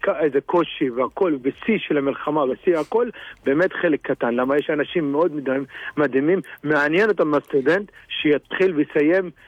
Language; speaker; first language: Hebrew; non-native, local second language; Arabic